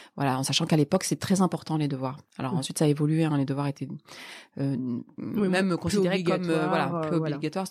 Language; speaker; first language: French; native; French